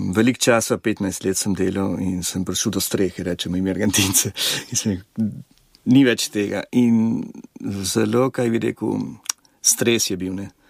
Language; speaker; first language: Slovenian; early bilingual, heritage; Slovenian